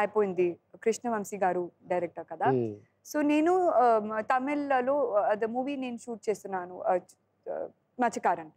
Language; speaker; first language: Telugu; non-native, learner; Sindhi